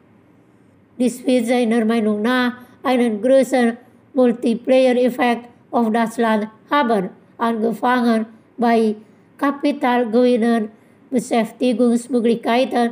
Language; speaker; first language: German; non-native, fluent; Indonesian